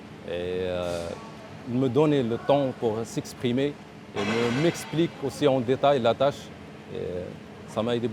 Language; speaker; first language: French; non-native, local second language; Arabic